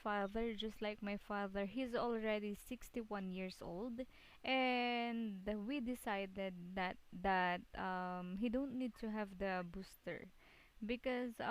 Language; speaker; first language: English; non-native, local second language; Filipino